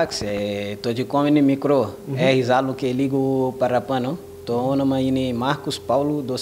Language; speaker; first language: Greek; non-native, learner; Portuguese